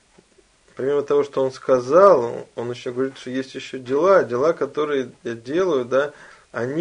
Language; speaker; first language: Russian; native; Russian